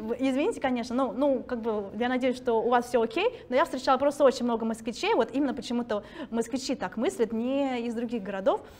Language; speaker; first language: Russian; early bilingual, other home language; Chinese